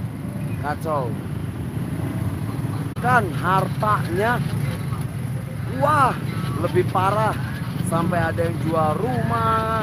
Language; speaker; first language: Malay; non-native, local second language; Sundanese